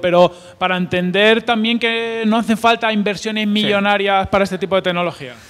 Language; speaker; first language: Spanish; native; Spanish